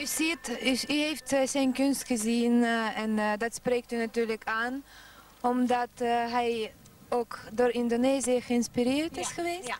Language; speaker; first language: Dutch; non-native, fluent; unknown